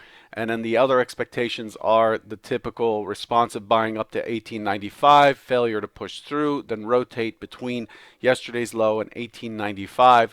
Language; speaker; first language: English; native; English